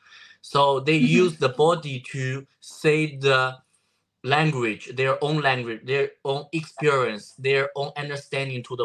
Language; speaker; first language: English; non-native, learner; Chinese